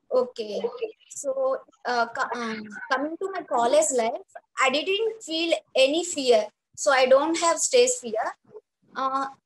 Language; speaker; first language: English; non-native, local second language; Telugu